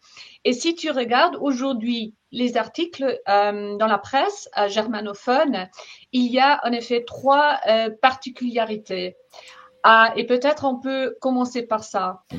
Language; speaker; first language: French; non-native, fluent; German